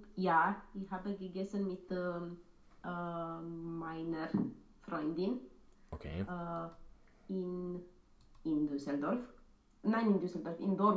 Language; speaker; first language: German; non-native, learner; Romanian